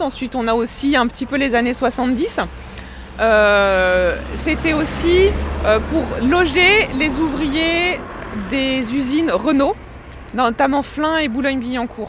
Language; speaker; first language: French; native; French